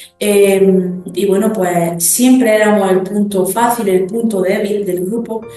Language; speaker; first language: Spanish; early bilingual, other home language; Arabic